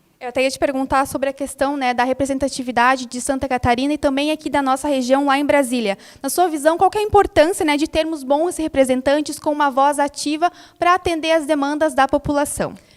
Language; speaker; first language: Portuguese; native; Portuguese